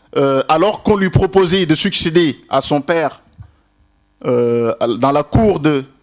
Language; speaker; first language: French; non-native, local second language; Wolof